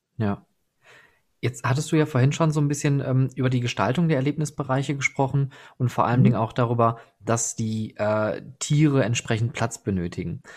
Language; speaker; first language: German; native; German